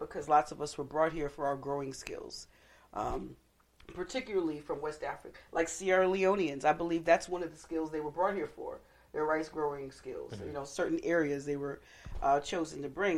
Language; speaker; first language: English; native; English